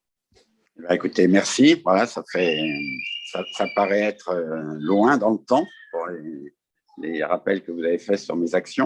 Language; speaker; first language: French; native; French